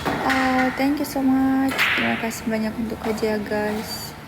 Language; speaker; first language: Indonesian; non-native, learner; Russian